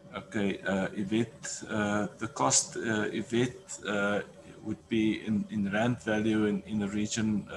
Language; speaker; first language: English; non-native, local second language; Afrikaans